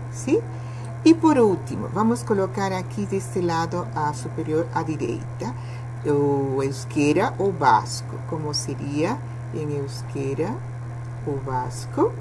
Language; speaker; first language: Portuguese; non-native, fluent; Spanish